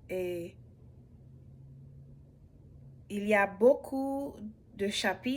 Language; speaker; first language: French; non-native, learner; English